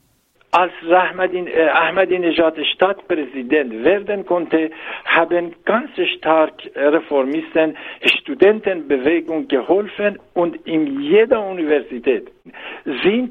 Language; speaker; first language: German; non-native, learner; Persian